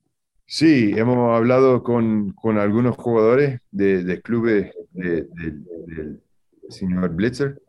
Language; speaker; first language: Spanish; early bilingual, heritage; Spanish